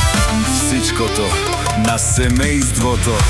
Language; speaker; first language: Bulgarian; non-native, local second language; Romany